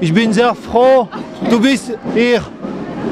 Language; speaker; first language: German; non-native, learner; French